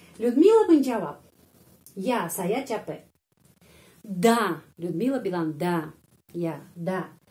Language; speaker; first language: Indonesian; non-native, fluent; Russian